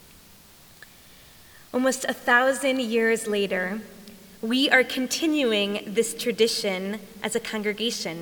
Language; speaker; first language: English; native; English